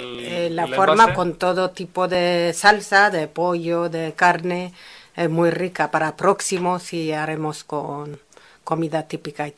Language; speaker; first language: Spanish; non-native, fluent; Amharic